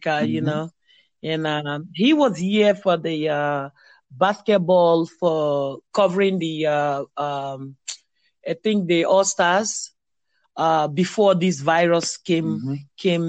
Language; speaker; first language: English; non-native, local second language; Igbo